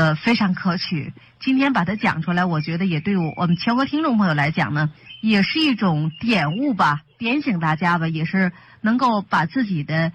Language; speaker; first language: Chinese; native; Chinese